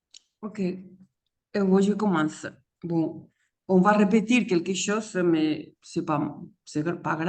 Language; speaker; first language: French; non-native, fluent; Spanish